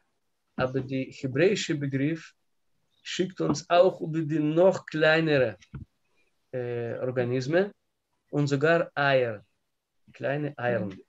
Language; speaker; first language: German; non-native, learner; Russian